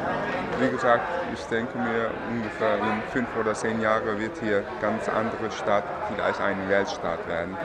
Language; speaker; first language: German; non-native, fluent; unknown